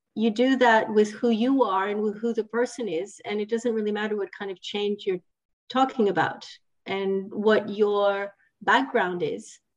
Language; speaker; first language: English; non-native, fluent; Italian